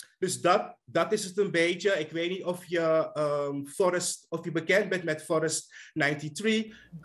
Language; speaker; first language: Dutch; native; Dutch